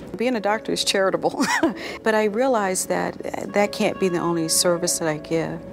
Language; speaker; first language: English; native; English